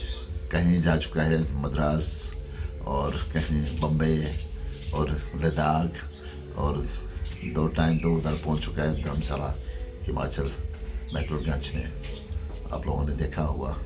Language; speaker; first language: Hindi; non-native, local second language; Tibetan